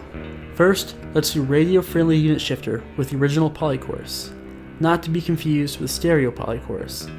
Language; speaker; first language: English; native; English